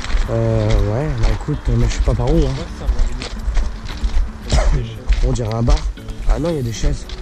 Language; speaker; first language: French; native; French